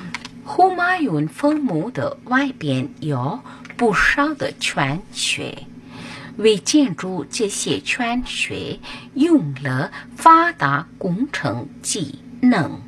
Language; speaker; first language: Chinese; non-native, learner; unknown